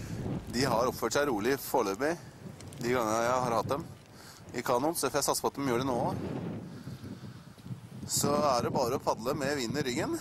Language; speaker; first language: Norwegian; native; Norwegian